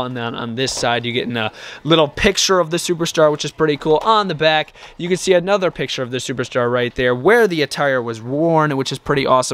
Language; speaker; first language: English; native; English